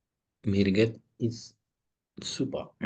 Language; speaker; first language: German; non-native, learner; Spanish